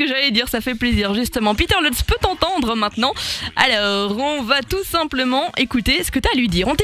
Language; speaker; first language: French; native; French